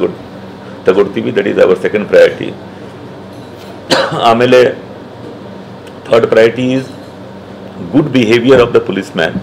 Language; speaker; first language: Kannada; non-native, fluent; Hindi